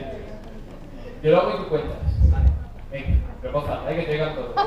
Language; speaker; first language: Spanish; native; Spanish